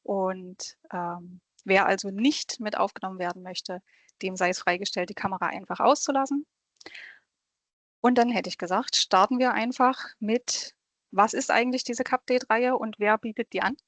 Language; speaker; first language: German; native; German